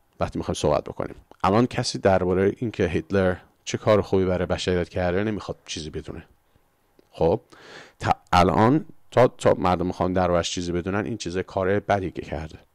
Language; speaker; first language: Persian; early bilingual, heritage; Persian